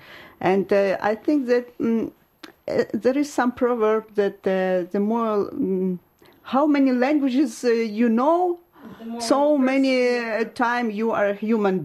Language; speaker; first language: English; non-native, fluent; Ukrainian